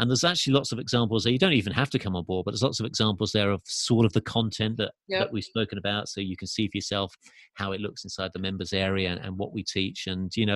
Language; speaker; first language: English; native; English